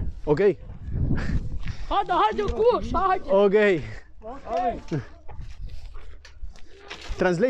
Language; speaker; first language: English; non-native, learner; Italian